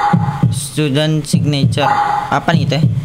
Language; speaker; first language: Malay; non-native, local second language; Sundanese